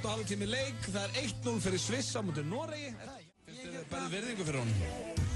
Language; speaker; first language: Icelandic; native; Icelandic